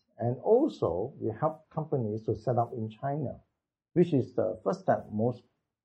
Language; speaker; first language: English; non-native, local second language; Cantonese